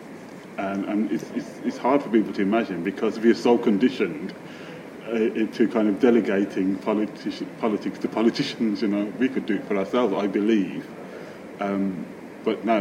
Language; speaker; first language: English; native; English